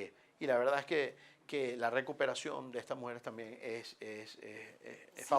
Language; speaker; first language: Spanish; native; Spanish